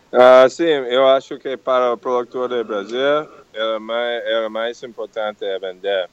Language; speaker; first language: Portuguese; non-native, learner; English